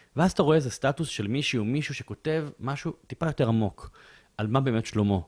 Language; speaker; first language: Hebrew; native; Hebrew